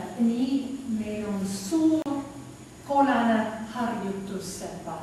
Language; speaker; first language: Estonian; non-native, learner; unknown